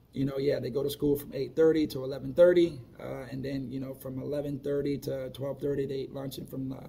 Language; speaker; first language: English; native; English